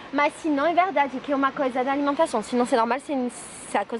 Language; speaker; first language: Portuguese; non-native, learner; French